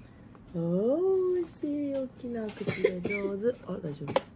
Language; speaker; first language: Japanese; native; Japanese